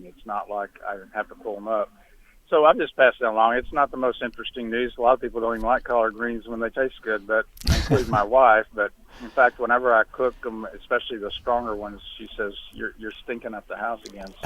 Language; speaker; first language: English; native; English